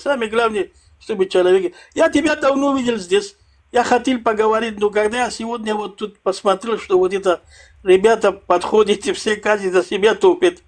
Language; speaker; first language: Russian; non-native, fluent; Persian